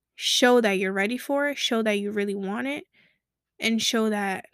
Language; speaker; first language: English; early bilingual, other home language; Kabuverdianu